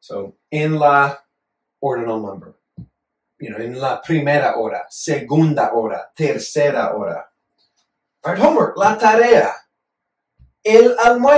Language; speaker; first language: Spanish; non-native, fluent; English